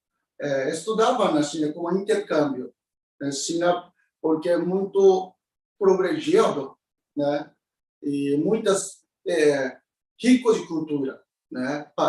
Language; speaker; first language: Portuguese; non-native, learner; Japanese